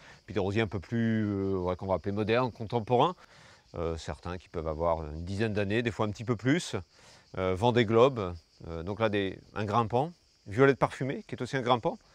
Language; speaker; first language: French; native; French